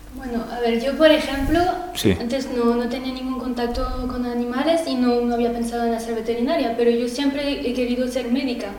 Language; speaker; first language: Spanish; non-native, fluent; French